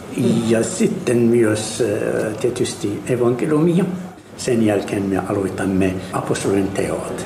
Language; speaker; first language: Finnish; non-native, fluent; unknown